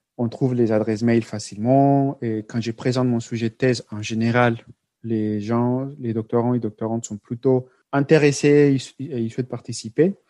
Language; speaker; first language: French; non-native, fluent; Spanish